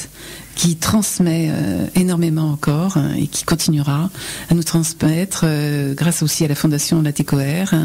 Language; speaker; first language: French; native; French